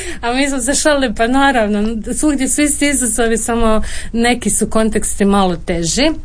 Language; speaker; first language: Croatian; native; Croatian